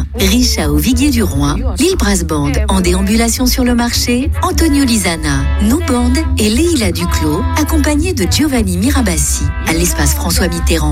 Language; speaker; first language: French; native; French